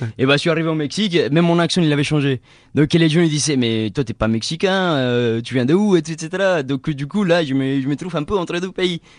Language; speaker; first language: French; non-native, fluent; Spanish